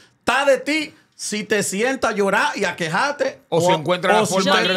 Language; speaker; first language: Spanish; native; Spanish